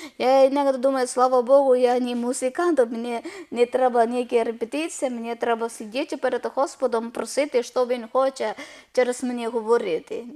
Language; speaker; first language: Ukrainian; non-native, learner; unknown